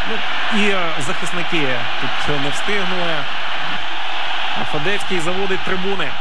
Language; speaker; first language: Ukrainian; native; Ukrainian